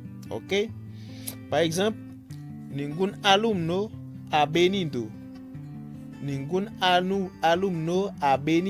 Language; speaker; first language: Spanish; non-native, learner; Haitian Creole